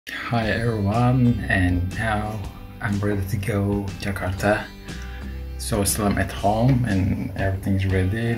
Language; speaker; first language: English; non-native, learner; Turkish